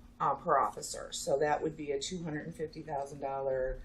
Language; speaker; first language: English; native; English